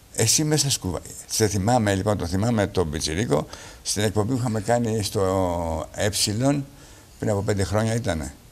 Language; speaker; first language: Greek; native; Greek